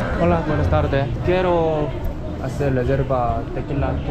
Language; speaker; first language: Spanish; non-native, learner; Korean